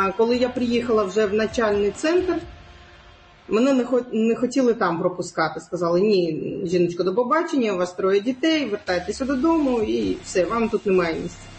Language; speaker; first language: Ukrainian; non-native, local second language; Crimean Tatar